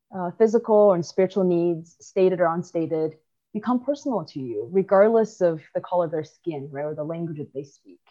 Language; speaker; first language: English; early bilingual, other home language; Chinese